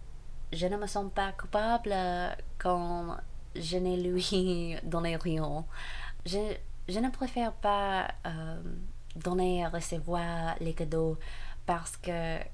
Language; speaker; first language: French; non-native, learner; English